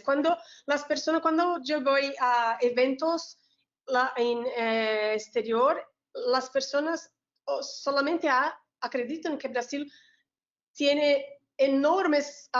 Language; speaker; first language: Spanish; non-native, learner; Portuguese